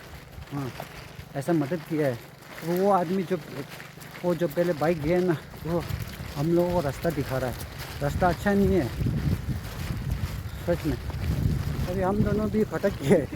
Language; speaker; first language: Hindi; non-native, local second language; Tibetan